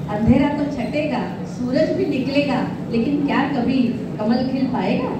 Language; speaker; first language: Hindi; non-native, local second language; Marathi